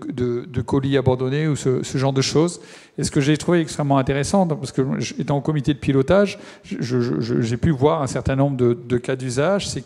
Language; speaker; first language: French; native; French